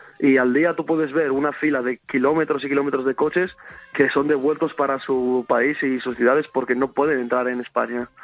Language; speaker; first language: Spanish; early bilingual, other home language; Arabic